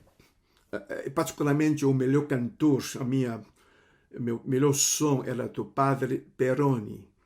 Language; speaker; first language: Portuguese; non-native, fluent; Cantonese